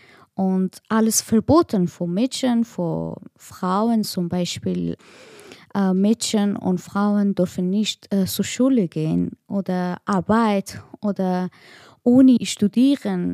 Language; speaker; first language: German; non-native, learner; Persian